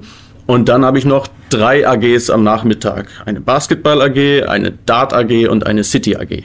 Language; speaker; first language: German; native; German